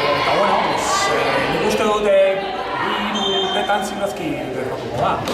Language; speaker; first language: Basque; non-native, local second language; Spanish